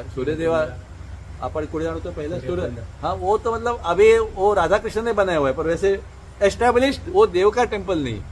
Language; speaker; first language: Hindi; non-native, local second language; Marathi